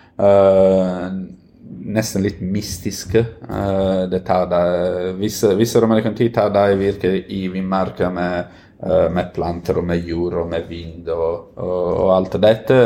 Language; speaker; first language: Norwegian; non-native, fluent; Italian